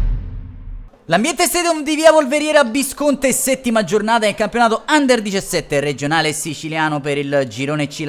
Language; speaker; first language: Italian; native; Italian